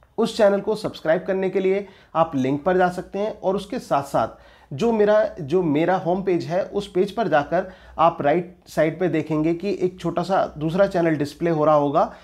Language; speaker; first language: Hindi; native; Hindi